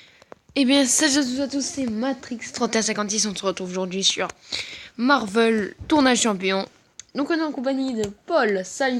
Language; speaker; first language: French; native; French